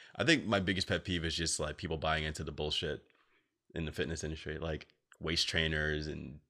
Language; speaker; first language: English; native; English